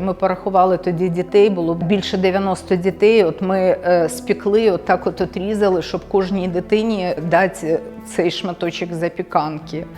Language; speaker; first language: Ukrainian; native; Ukrainian